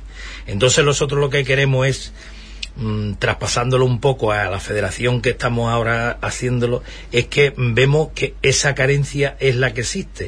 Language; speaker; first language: Spanish; native; Spanish